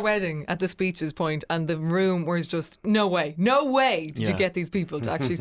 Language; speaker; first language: English; native; English